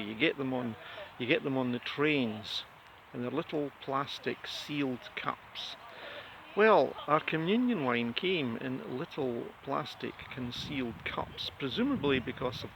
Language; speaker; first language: English; native; English